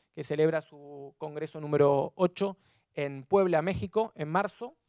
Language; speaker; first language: Spanish; native; Spanish